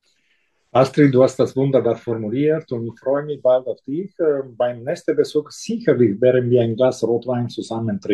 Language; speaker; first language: German; non-native, local second language; Italian